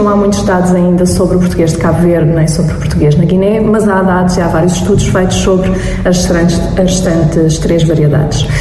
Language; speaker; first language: Portuguese; native; Portuguese